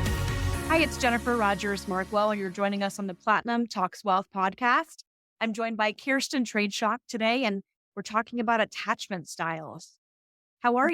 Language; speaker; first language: English; native; English